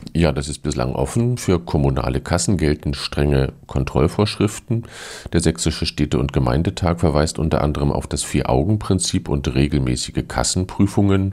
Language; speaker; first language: German; native; German